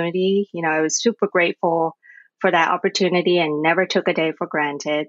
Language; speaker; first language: English; non-native, fluent; Thai